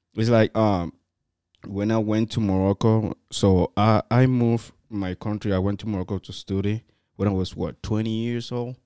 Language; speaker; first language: English; non-native, fluent; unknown